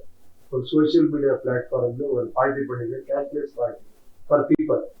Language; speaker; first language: Tamil; non-native, learner; Kannada